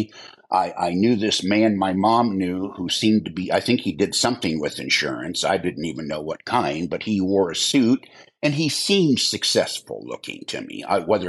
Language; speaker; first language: English; native; English